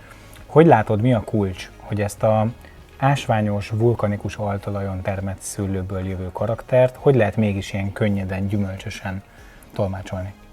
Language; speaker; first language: Hungarian; native; Hungarian